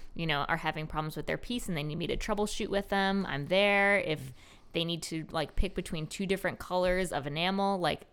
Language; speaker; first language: English; native; English